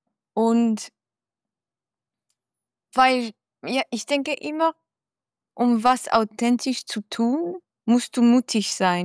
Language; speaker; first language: German; non-native, learner; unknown